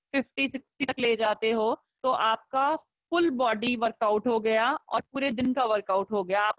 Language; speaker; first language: Hindi; native; Hindi